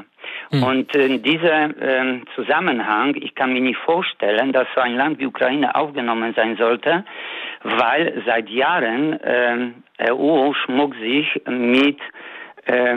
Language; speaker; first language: German; non-native, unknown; Polish